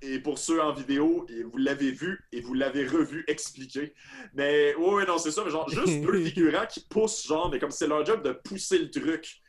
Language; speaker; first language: French; native; French